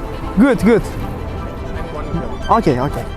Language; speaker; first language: English; non-native, learner; Uzbek